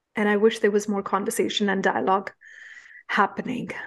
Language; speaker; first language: English; non-native, local second language; Punjabi